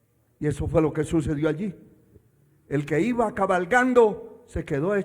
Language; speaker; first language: Spanish; native; Spanish